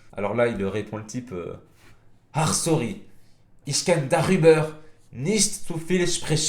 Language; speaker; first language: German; non-native, fluent; French